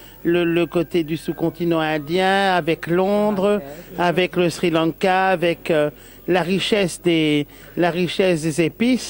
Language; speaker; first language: French; native; French